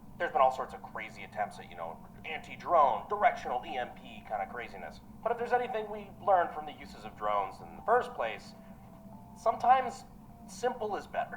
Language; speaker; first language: English; native; English